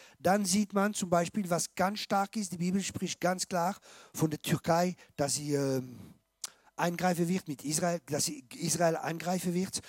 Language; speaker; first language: German; non-native, fluent; French